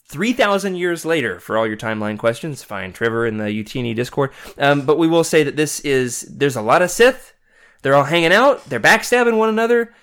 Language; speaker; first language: English; native; English